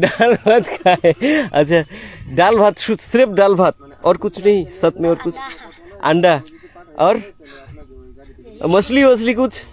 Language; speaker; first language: Hindi; non-native, learner; Bangla